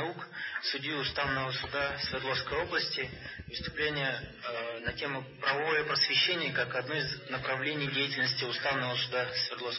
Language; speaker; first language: Russian; native; Russian